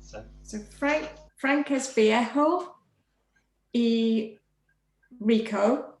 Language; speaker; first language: Spanish; non-native, learner; English